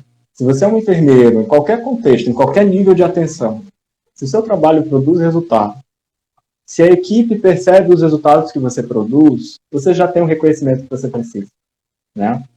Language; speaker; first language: Portuguese; native; Portuguese